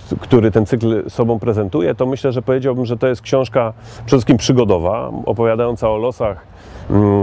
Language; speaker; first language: Polish; native; Polish